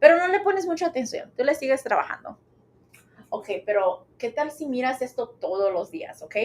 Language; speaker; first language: Spanish; early bilingual, heritage; Spanish